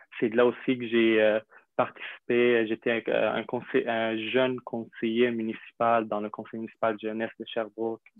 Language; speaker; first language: French; non-native, fluent; Arabic